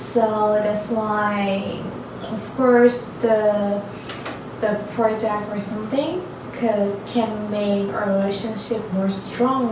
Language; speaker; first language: English; non-native, learner; Turkish